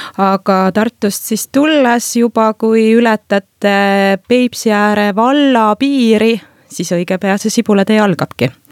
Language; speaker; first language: Estonian; native; Estonian